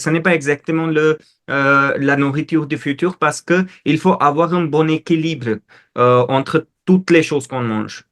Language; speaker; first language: French; non-native, fluent; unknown